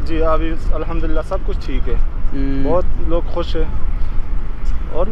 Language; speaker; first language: Hindi; non-native, learner; Pashto